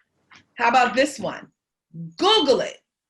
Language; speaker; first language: English; native; English